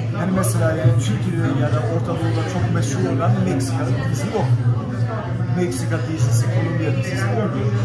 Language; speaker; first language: Turkish; early bilingual, heritage; German